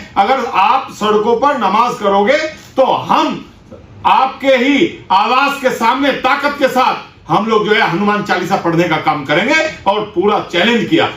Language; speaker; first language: Hindi; native; Hindi